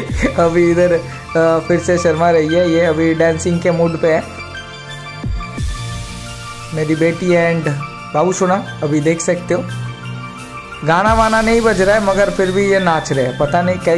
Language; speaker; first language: Hindi; non-native, local second language; Bangla